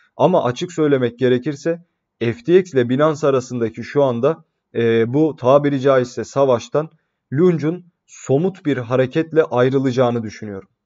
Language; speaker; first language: Turkish; native; Turkish